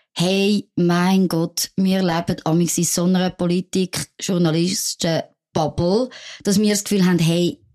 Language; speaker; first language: German; non-native, fluent; French